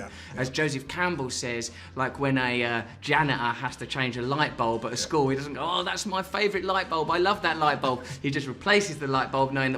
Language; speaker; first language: English; native; English